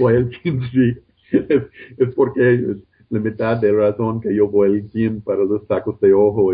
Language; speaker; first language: Spanish; non-native, fluent; English